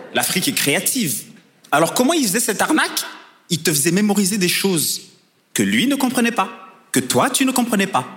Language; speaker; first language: French; non-native, local second language; Kinyarwanda